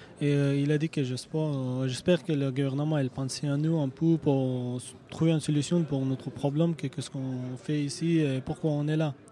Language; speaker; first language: French; non-native, learner; Persian